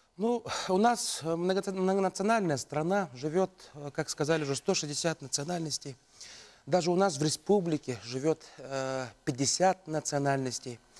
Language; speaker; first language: Russian; non-native, local second language; Yakut